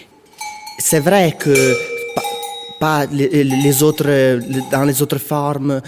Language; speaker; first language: French; non-native, local second language; Italian